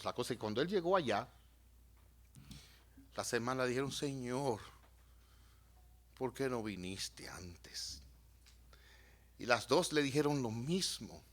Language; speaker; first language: Spanish; native; Spanish